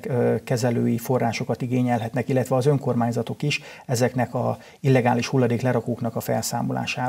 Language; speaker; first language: Hungarian; native; Hungarian